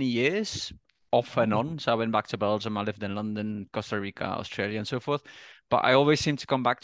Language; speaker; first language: English; non-native, fluent; Dutch